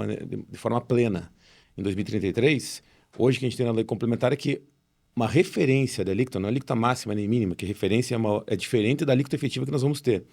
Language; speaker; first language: Portuguese; native; Portuguese